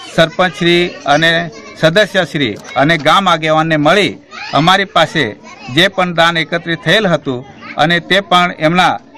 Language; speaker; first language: Gujarati; native; Gujarati